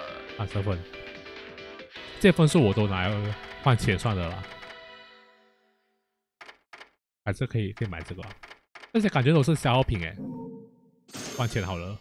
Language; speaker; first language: Chinese; native; Chinese